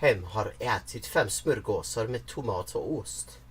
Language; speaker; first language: Swedish; non-native, learner; English